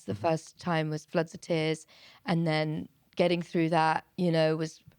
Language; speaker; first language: English; native; English